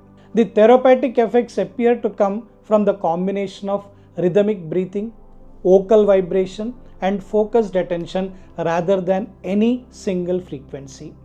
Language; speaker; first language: English; non-native, local second language; Telugu